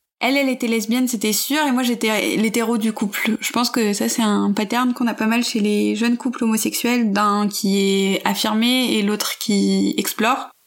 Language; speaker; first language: French; native; French